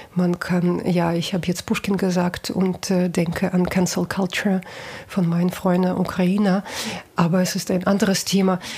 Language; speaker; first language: German; non-native, fluent; Russian